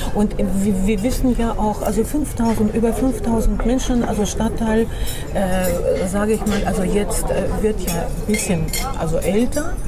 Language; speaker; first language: German; non-native, fluent; Russian